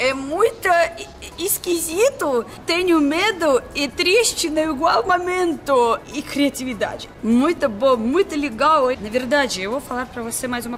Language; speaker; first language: Portuguese; non-native, learner; Russian